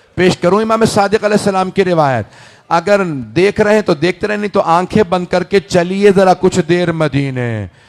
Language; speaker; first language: Urdu; early bilingual, heritage; Urdu